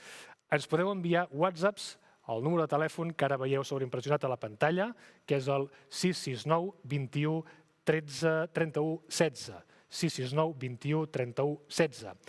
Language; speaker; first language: Catalan; native; Catalan